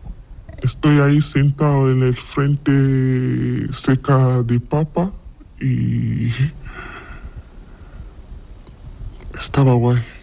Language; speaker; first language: Spanish; non-native, learner; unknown